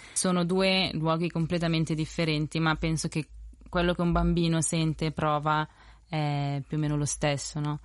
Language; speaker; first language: Italian; early bilingual, other home language; Spanish